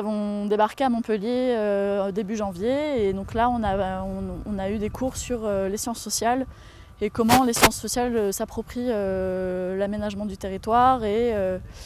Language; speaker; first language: French; native; French